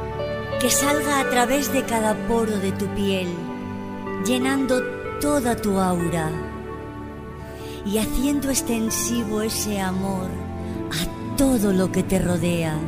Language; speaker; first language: Spanish; native; Spanish